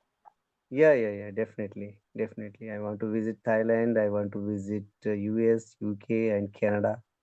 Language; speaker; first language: English; non-native, learner; Kannada